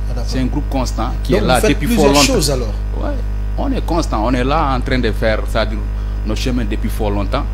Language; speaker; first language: French; non-native, local second language; Fula